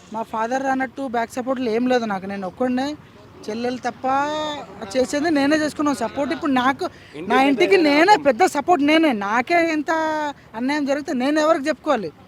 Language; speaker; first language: Telugu; native; Telugu